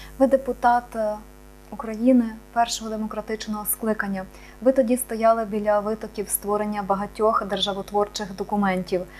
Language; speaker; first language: Ukrainian; native; Ukrainian